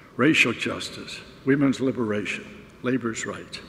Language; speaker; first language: English; native; English